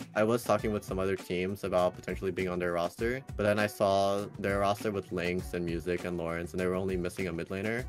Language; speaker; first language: English; native; English